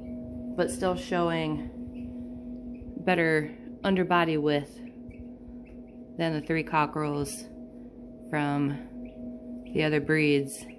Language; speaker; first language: English; native; English